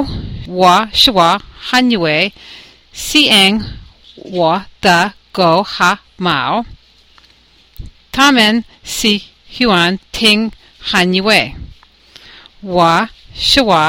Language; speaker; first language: Chinese; non-native, learner; English